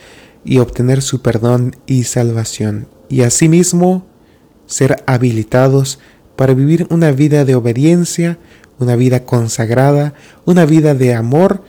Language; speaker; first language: Spanish; native; Spanish